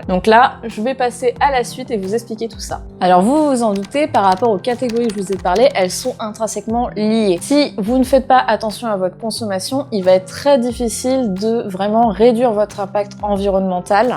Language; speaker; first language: French; native; French